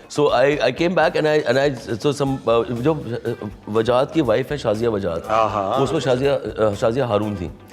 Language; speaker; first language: Urdu; native; Urdu